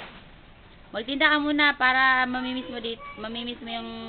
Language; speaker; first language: Filipino; non-native, local second language; Cebuano